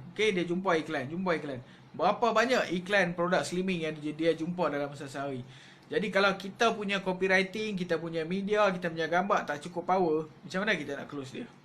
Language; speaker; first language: Malay; native; Malay